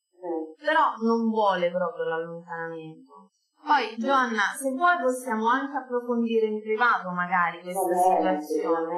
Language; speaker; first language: Italian; native; Italian